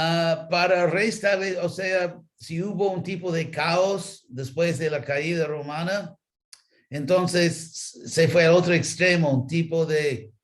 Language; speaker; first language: Spanish; non-native, fluent; English